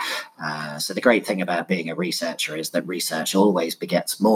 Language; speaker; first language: English; native; English